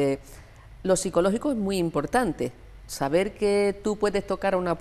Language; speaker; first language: Spanish; native; Spanish